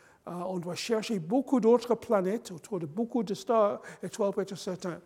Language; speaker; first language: French; non-native, fluent; English